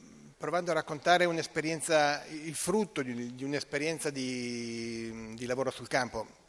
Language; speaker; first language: Italian; native; Italian